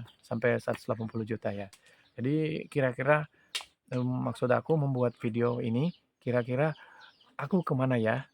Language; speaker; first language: Indonesian; non-native, fluent; Urdu